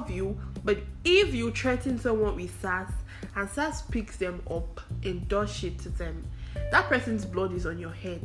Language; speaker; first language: English; non-native, local second language; Igbo